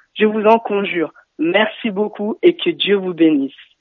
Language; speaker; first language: French; native; French